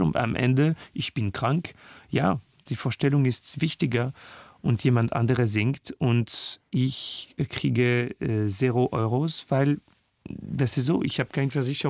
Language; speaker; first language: German; non-native, learner; French